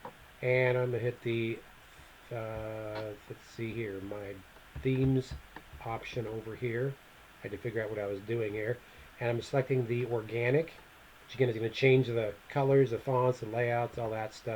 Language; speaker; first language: English; native; English